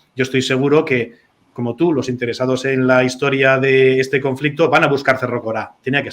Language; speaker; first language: Spanish; native; Spanish